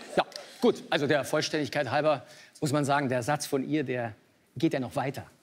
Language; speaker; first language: German; native; German